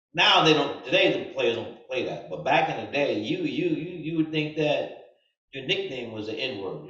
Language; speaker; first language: English; native; English